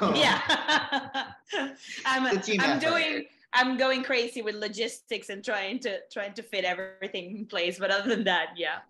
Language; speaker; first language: English; non-native, fluent; Spanish